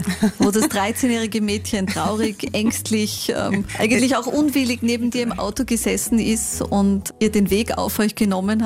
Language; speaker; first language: German; native; German